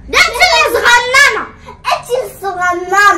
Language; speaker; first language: Arabic; native; Arabic